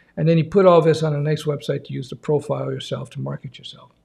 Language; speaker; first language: English; native; English